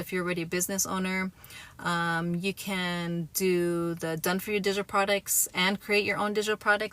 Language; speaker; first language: English; native; English